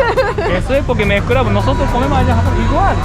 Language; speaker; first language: Spanish; non-native, learner; Japanese